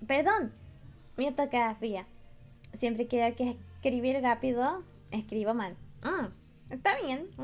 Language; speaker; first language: Spanish; non-native, learner; English